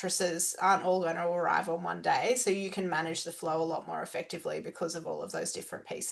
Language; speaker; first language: English; native; English